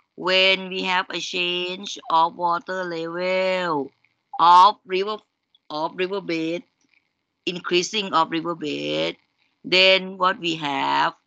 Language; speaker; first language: English; non-native, fluent; Thai